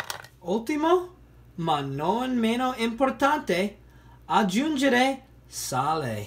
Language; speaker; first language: Italian; non-native, learner; English